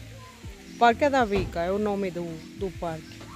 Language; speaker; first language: Portuguese; non-native, fluent; Spanish